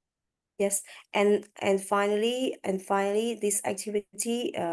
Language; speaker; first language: English; non-native, learner; French